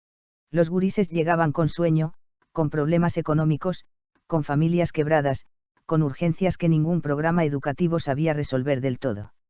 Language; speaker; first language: Spanish; native; Spanish